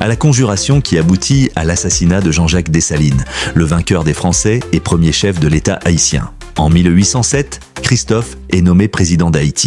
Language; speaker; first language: French; non-native, local second language; Haitian Creole